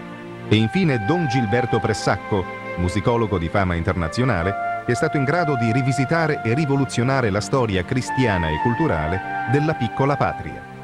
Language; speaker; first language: Italian; native; Italian